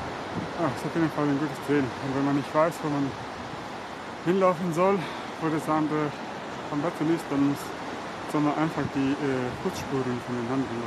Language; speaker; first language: German; non-native, learner; Italian